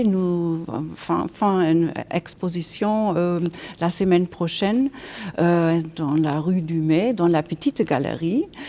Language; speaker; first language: French; non-native, fluent; German